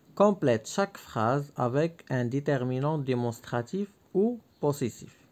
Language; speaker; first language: French; non-native, local second language; Arabic